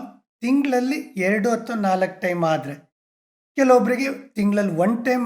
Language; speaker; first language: Kannada; native; Kannada